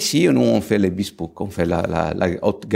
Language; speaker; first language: French; non-native, fluent; Italian